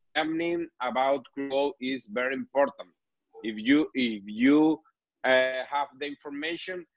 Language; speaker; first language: English; non-native, learner; Spanish